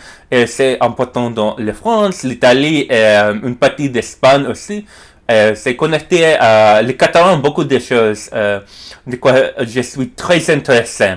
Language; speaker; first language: French; non-native, learner; English